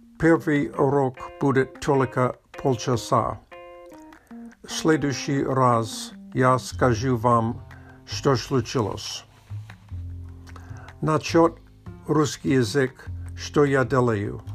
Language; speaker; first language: Russian; non-native, learner; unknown